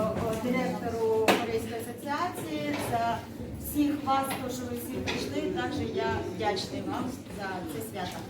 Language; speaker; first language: Ukrainian; non-native, learner; Korean